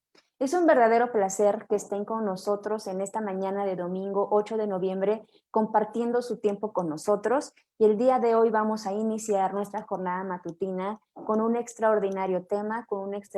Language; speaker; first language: Spanish; native; Spanish